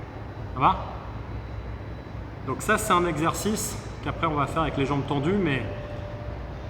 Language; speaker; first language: French; native; French